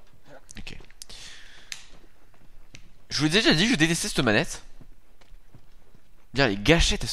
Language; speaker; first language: French; native; French